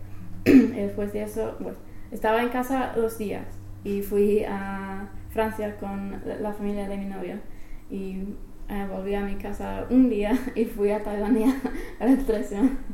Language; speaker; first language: Spanish; non-native, learner; English